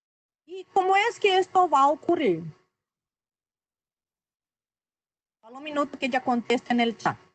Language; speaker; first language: Spanish; non-native, fluent; Portuguese